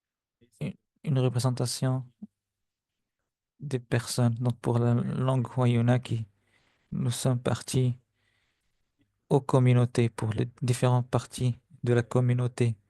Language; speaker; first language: French; non-native, fluent; Spanish